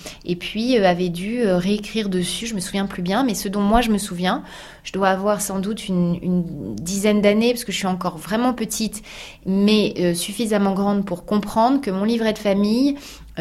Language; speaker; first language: French; native; French